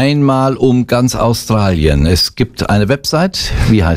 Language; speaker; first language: German; native; German